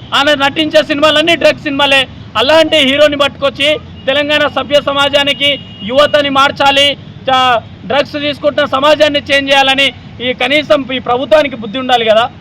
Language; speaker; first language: Telugu; non-native, local second language; Lambadi